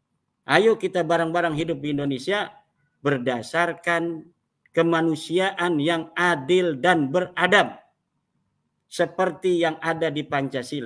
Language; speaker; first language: Indonesian; native; Indonesian